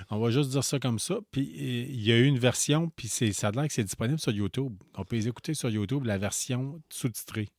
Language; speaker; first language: French; native; French